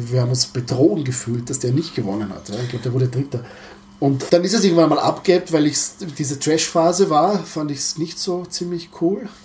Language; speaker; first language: German; early bilingual, other home language; Croatian